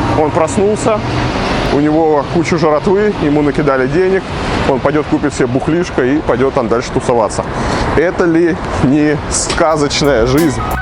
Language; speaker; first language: Russian; native; Russian